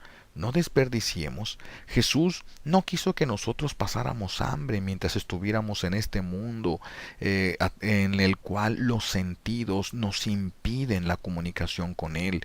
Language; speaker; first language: Spanish; native; Spanish